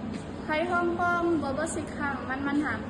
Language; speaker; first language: Cantonese; non-native, learner; Indonesian